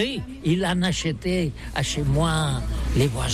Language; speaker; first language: French; non-native, learner; Catalan